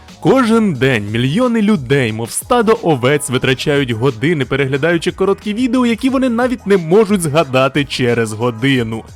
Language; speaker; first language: Ukrainian; native; Ukrainian